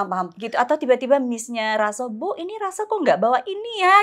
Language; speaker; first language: Indonesian; native; Indonesian